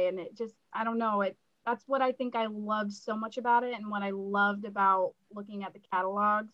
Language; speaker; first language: English; native; English